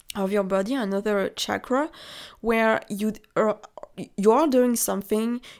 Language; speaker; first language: English; non-native, fluent; French